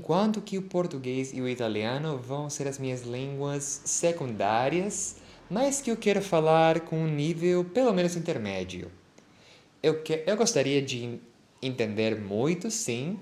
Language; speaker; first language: Portuguese; non-native, fluent; Spanish